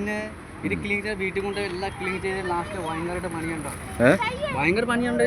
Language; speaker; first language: Malayalam; non-native, local second language; Bangla